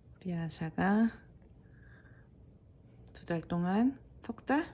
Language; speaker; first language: Korean; early bilingual, heritage; English